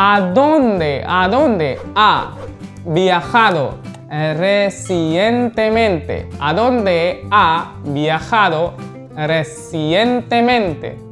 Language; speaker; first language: Spanish; non-native, learner; Hindi